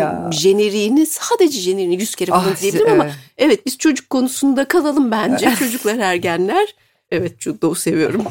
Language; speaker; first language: Turkish; native; Turkish